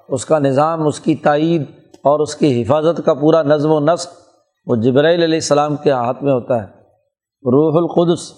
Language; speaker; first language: Urdu; non-native, local second language; Punjabi